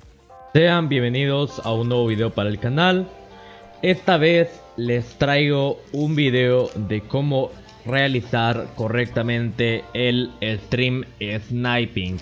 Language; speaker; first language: Spanish; native; Spanish